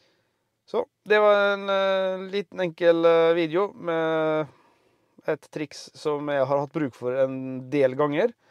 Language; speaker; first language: Norwegian; native; Norwegian